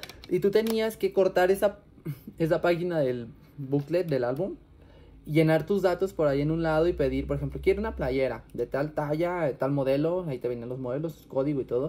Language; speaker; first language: Spanish; native; Spanish